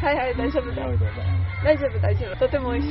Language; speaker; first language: Japanese; non-native, learner; Italian